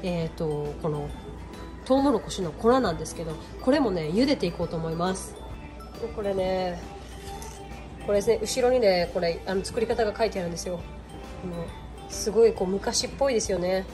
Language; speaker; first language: Japanese; native; Japanese